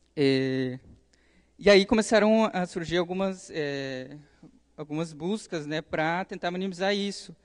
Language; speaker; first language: Portuguese; native; Portuguese